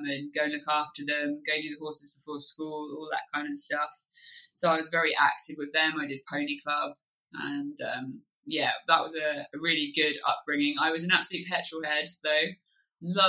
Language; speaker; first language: English; native; English